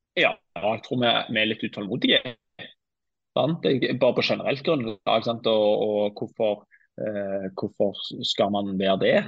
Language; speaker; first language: Norwegian; native; Norwegian